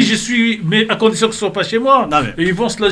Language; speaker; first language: French; native; French